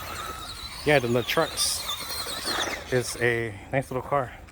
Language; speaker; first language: English; native; English